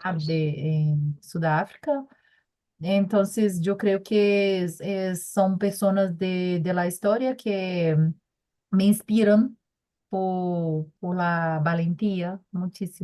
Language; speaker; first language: Spanish; non-native, learner; Portuguese